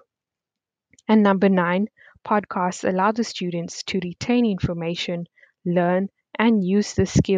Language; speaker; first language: English; native; English